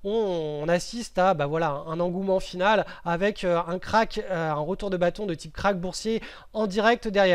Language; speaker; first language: French; native; French